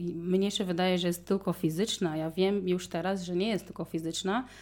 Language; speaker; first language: Polish; non-native, fluent; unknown